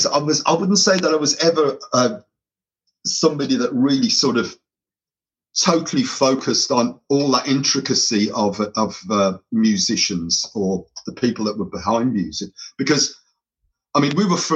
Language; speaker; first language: English; native; English